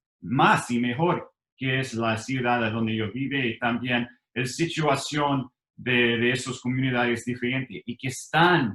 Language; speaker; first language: Spanish; non-native, learner; English